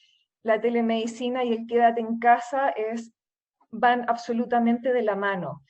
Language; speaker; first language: Spanish; native; Spanish